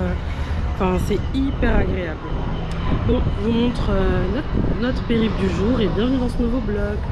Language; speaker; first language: French; native; French